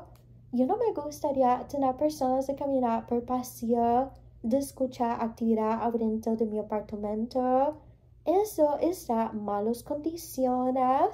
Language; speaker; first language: Spanish; early bilingual, heritage; English